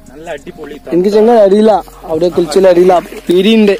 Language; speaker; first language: Malayalam; non-native, learner; Hindi